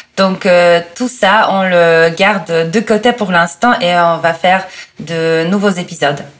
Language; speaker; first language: French; non-native, fluent; Polish